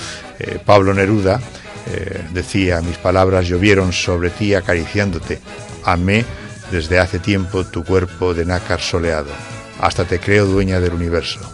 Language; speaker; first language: Spanish; native; Spanish